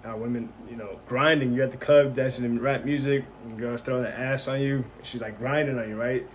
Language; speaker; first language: English; early bilingual, other home language; Spanish